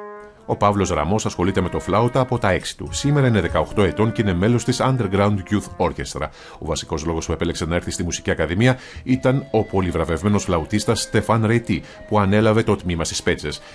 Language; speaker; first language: Greek; native; Greek